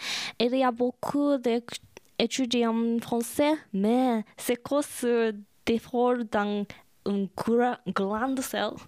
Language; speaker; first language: French; non-native, learner; Japanese